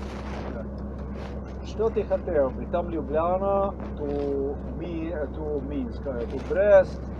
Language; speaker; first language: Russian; non-native, learner; Polish